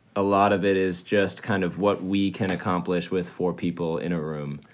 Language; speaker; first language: English; early bilingual, other home language; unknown